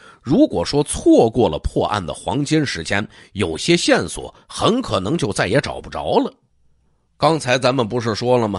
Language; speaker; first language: Chinese; native; Chinese